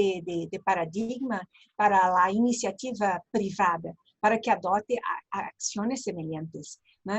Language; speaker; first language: Spanish; non-native, learner; Portuguese